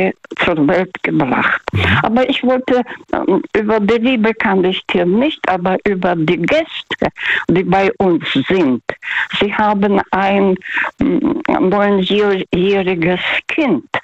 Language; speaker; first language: German; early bilingual, heritage; Russian